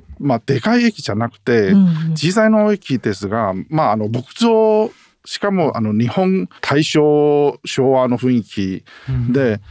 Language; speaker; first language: Japanese; non-native, learner; Chinese